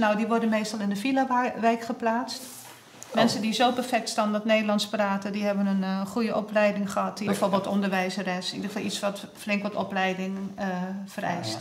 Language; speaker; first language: Dutch; native; Dutch